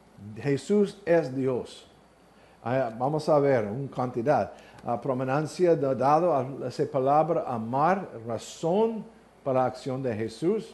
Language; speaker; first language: Spanish; non-native, learner; English